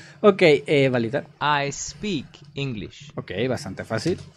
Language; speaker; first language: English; non-native, learner; Spanish